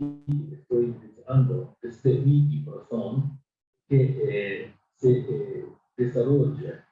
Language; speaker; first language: Spanish; non-native, fluent; Japanese